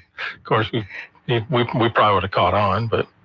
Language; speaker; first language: English; native; English